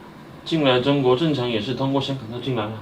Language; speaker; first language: Chinese; native; Chinese